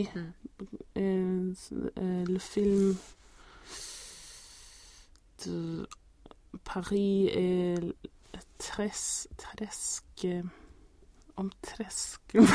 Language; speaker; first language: French; non-native, learner; Swedish